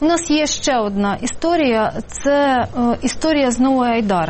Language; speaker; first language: Ukrainian; native; Ukrainian